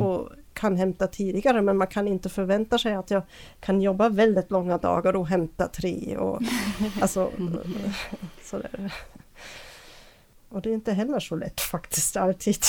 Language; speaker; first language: Swedish; non-native, fluent; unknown